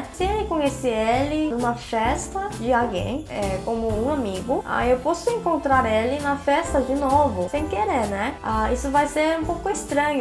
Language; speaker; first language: Portuguese; non-native, fluent; Korean